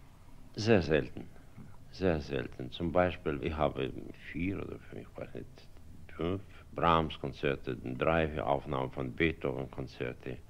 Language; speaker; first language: German; non-native, fluent; Russian